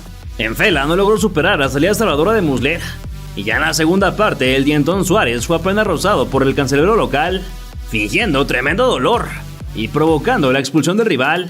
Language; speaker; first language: Spanish; native; Spanish